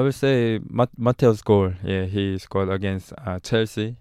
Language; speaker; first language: English; non-native, learner; Korean